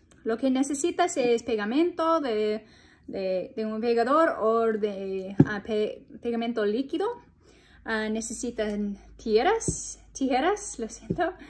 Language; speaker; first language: Spanish; non-native, fluent; English